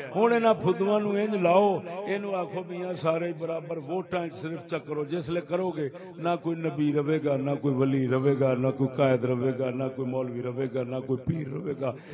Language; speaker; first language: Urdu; non-native, local second language; Punjabi